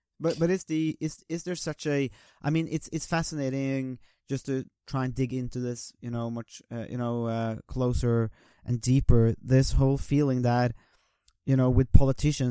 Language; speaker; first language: English; non-native, fluent; Norwegian